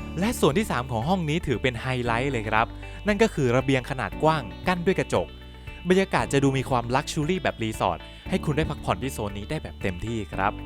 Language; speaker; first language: Thai; native; Thai